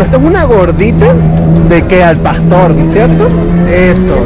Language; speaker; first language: Spanish; native; Spanish